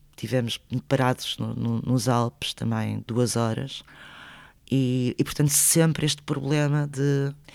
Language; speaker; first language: Portuguese; early bilingual, other home language; Spanish